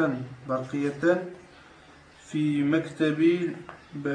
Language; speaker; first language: Arabic; non-native, learner; French